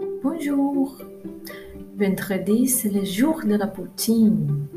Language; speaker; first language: French; non-native, learner; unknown